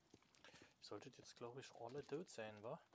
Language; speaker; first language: German; native; German